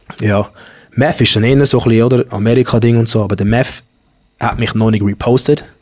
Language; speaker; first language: German; early bilingual, other home language; English